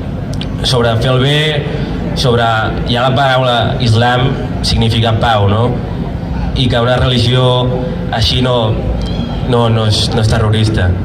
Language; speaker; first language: Catalan; early bilingual, other home language; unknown